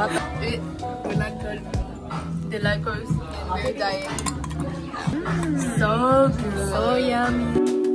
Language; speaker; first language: English; non-native, learner; French